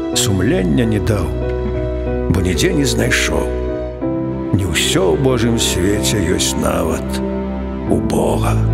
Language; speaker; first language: Belarusian; native; Belarusian